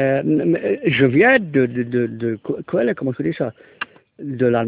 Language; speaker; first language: French; non-native, learner; German